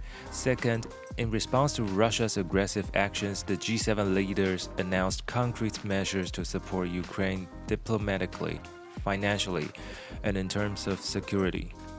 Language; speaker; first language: English; non-native, fluent; Chinese